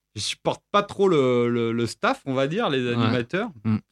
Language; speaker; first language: French; native; French